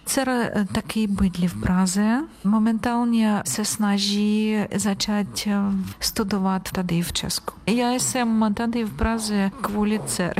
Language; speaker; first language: Czech; non-native, learner; Ukrainian